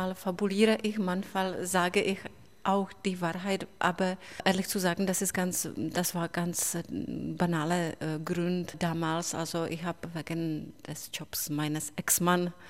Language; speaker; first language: German; non-native, fluent; Czech